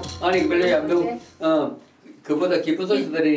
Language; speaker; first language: Korean; native; Korean